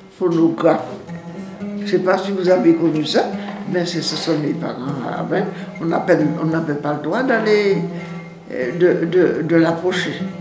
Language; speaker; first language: French; native; French